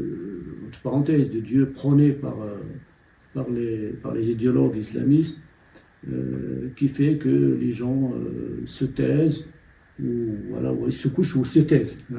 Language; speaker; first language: French; non-native, local second language; Tachelhit